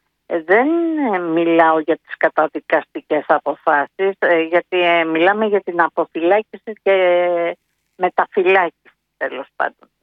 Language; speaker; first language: Greek; native; Greek